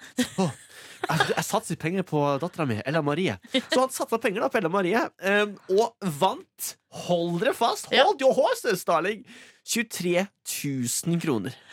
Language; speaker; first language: Norwegian; native; Norwegian